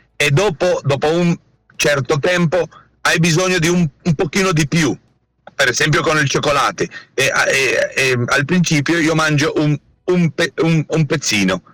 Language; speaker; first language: Italian; non-native, learner; Spanish